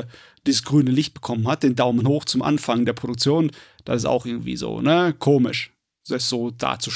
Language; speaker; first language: German; native; German